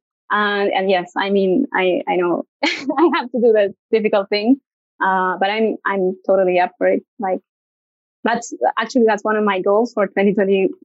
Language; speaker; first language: English; non-native, fluent; Spanish